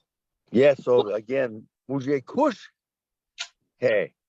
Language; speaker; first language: Hindi; non-native, learner; English